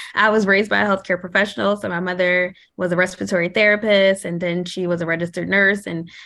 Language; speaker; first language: English; native; English